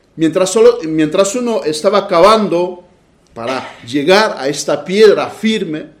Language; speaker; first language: Spanish; non-native, fluent; Romanian